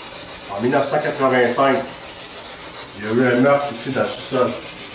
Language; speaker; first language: French; native; French